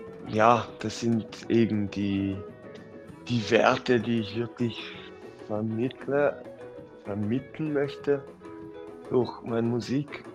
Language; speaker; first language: German; non-native, fluent; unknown